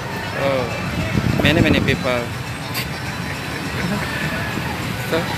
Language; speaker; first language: English; non-native, learner; Indonesian